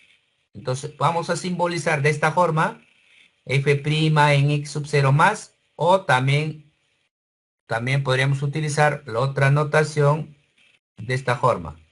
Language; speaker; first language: Spanish; native; Spanish